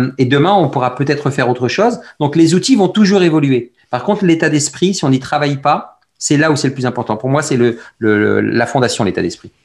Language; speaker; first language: French; early bilingual, other home language; Arabic